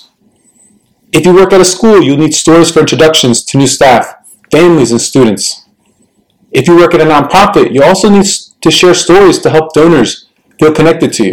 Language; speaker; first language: English; early bilingual, other home language; Spanish